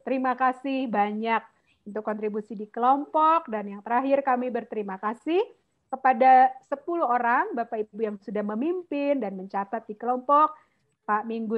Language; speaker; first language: Indonesian; native; Indonesian